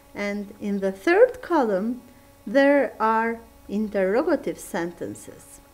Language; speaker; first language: English; non-native, fluent; Turkish